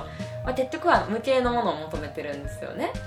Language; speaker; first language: Japanese; native; Japanese